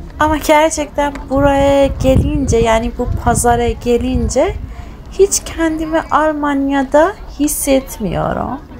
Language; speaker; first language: Turkish; early bilingual, heritage; Turkish